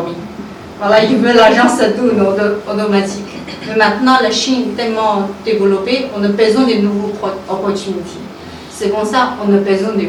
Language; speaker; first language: French; non-native, learner; Chinese